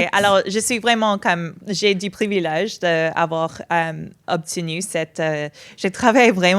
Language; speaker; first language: French; non-native, fluent; English